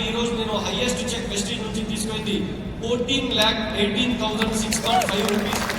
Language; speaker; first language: Telugu; non-native, local second language; Urdu